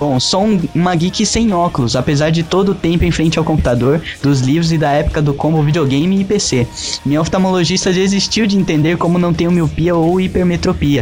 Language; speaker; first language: Portuguese; native; Portuguese